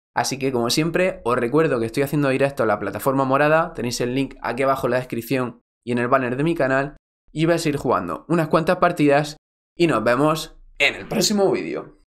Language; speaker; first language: Spanish; native; Spanish